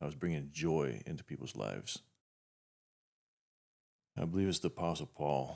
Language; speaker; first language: English; native; English